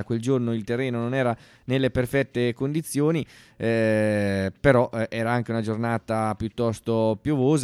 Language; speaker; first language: Italian; native; Italian